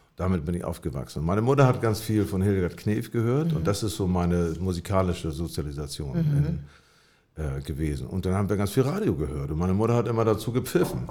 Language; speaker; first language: German; native; German